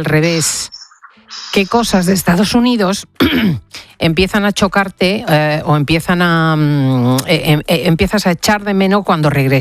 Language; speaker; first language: Spanish; native; Spanish